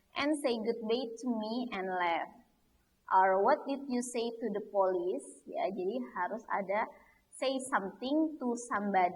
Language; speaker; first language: English; non-native, learner; Indonesian